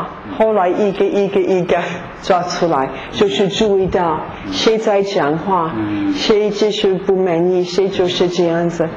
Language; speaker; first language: Chinese; non-native, fluent; English